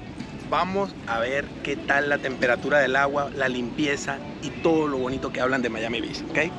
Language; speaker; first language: Spanish; native; Spanish